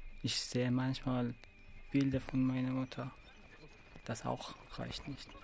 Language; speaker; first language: German; non-native, learner; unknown